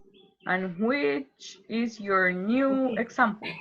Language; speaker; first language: English; non-native, learner; Spanish